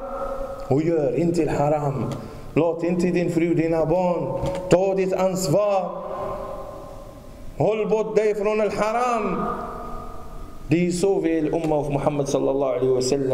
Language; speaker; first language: Swedish; non-native, fluent; Arabic